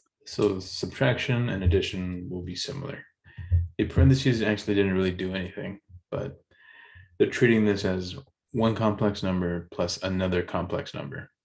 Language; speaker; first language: English; native; English